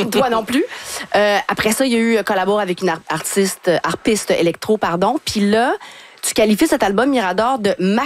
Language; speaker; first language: French; native; French